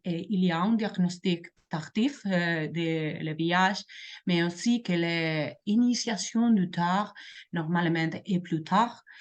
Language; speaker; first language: French; non-native, learner; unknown